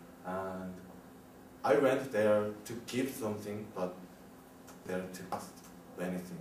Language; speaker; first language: English; non-native, learner; Korean